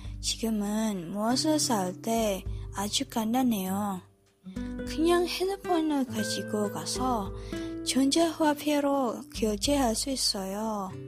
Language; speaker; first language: Korean; non-native, learner; Indonesian